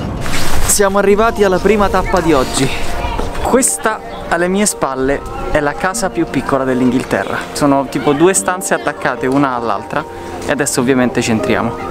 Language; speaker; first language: Italian; native; Italian